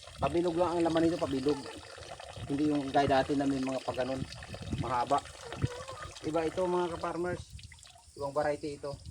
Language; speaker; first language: Filipino; non-native, local second language; Cebuano